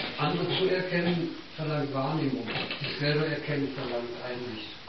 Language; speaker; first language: German; native; German